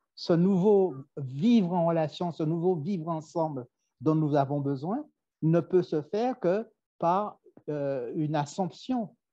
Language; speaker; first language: French; native; French